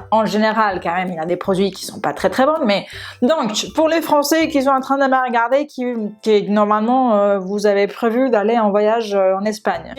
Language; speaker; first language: French; non-native, fluent; Spanish